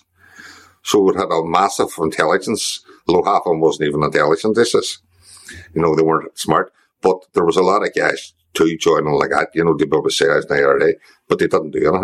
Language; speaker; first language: English; native; English